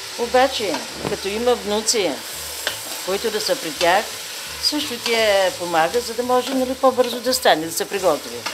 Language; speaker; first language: Bulgarian; native; Bulgarian